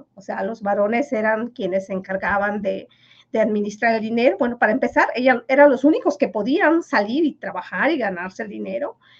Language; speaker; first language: Spanish; non-native, local second language; Yucateco